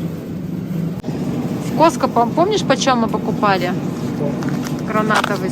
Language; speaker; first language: Russian; native; Russian